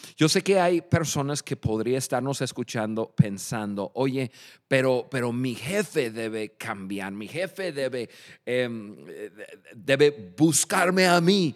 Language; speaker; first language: Spanish; non-native, fluent; English